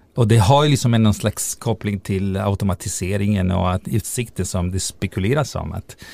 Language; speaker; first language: Swedish; non-native, fluent; Italian